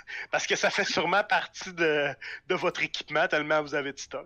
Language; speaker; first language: French; native; French